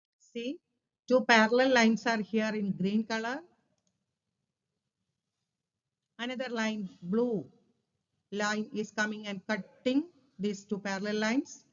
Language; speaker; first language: English; non-native, local second language; Malayalam